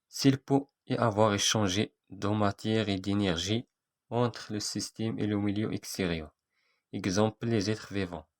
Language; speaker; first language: French; non-native, local second language; Arabic